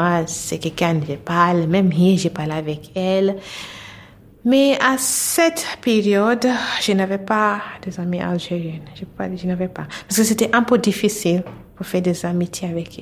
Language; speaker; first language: French; non-native, learner; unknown